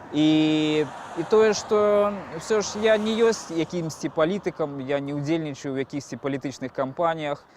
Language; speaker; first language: Belarusian; non-native, local second language; Russian